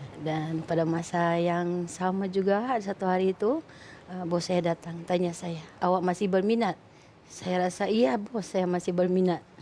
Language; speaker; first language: Malay; non-native, fluent; Filipino